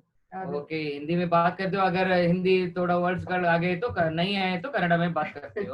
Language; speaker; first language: Hindi; non-native, local second language; Kannada